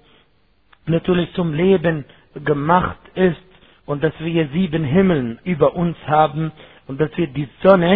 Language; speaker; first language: German; non-native, fluent; Arabic